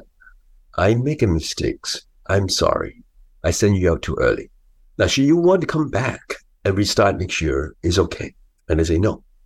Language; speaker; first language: English; non-native, local second language; Cantonese